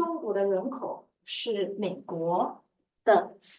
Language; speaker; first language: Chinese; non-native, fluent; English